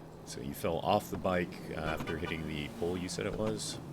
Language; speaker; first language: English; native; English